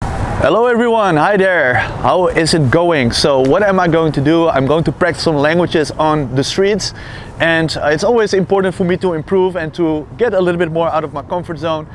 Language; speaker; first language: English; non-native, fluent; Dutch